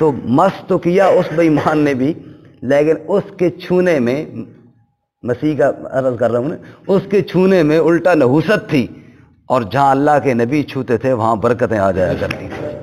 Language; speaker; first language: Urdu; non-native, local second language; Punjabi